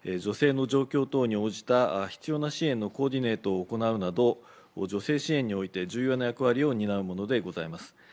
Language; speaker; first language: Japanese; native; Japanese